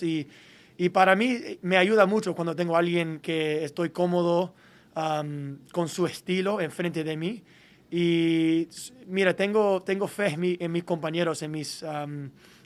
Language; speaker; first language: Spanish; non-native, fluent; English